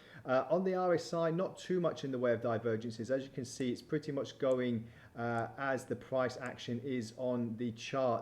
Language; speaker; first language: English; native; English